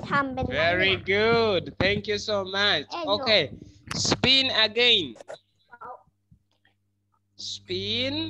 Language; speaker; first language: English; non-native, fluent; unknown